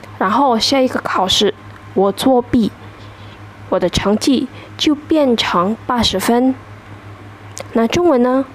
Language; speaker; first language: Chinese; non-native, fluent; Indonesian